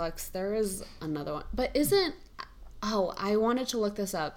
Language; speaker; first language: English; native; English